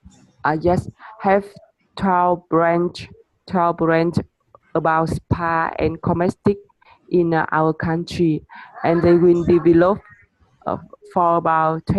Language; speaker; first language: English; non-native, learner; Vietnamese